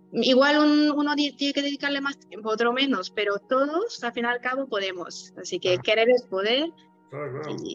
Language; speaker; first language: Spanish; non-native, fluent; Polish